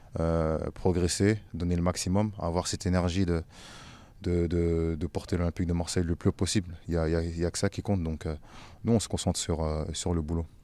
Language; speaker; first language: French; native; French